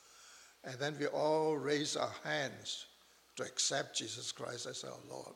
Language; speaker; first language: English; non-native, local second language; Chinese